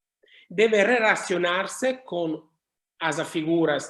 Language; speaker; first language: Portuguese; non-native, learner; Italian